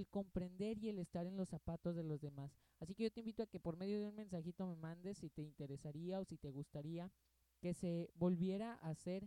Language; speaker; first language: Spanish; native; Spanish